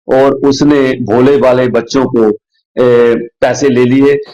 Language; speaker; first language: Hindi; non-native, local second language; Punjabi